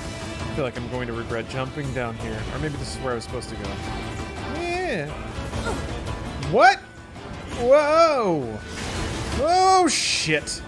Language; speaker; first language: English; native; English